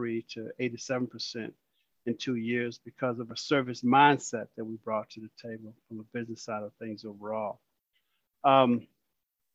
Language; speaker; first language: English; native; English